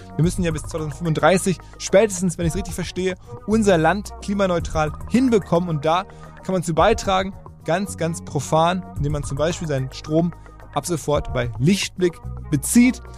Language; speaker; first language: German; native; German